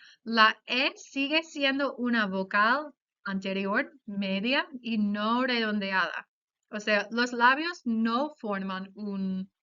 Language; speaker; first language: Spanish; non-native, fluent; English